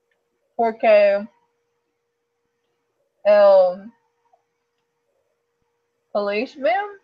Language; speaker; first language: Spanish; non-native, learner; English